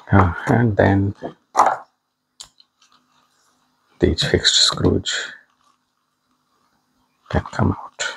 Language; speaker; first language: English; non-native, fluent; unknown